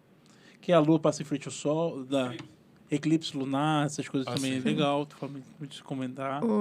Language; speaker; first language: Portuguese; native; Portuguese